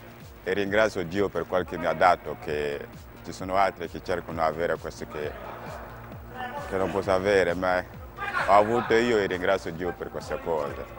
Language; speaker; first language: Italian; non-native, fluent; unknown